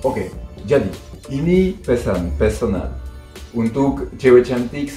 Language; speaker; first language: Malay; non-native, learner; French